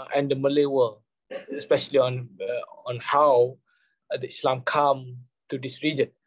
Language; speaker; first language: English; non-native, local second language; Malay